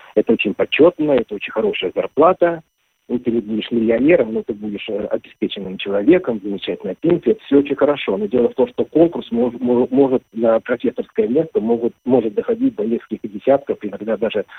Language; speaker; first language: Russian; native; Russian